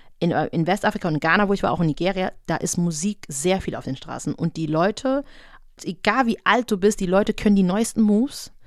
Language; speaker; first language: German; native; German